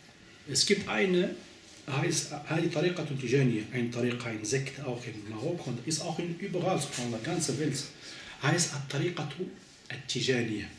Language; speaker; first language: German; non-native, fluent; Arabic